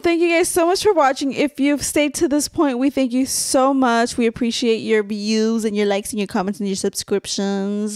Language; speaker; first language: English; early bilingual, other home language; Spanish